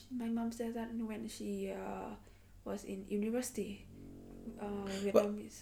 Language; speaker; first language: English; non-native, learner; Vietnamese